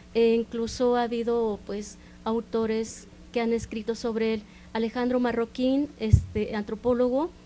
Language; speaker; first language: Spanish; native; Spanish